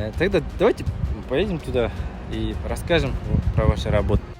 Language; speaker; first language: Russian; non-native, local second language; Kazakh